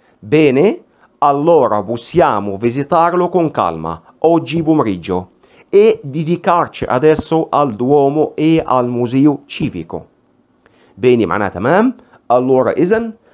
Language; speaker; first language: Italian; non-native, fluent; Arabic